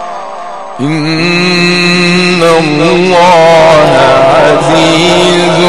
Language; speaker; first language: Arabic; native; Arabic